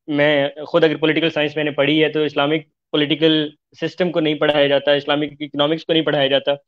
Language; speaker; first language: Urdu; native; Urdu